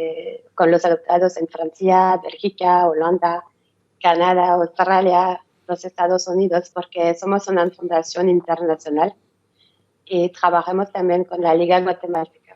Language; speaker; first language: Spanish; non-native, learner; French